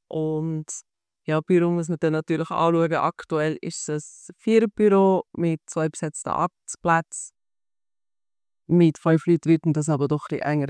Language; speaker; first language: German; native; German